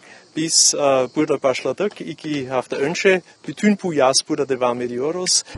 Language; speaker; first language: Turkish; non-native, fluent; German